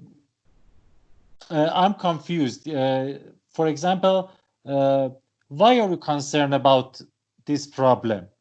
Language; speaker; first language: English; non-native, learner; Persian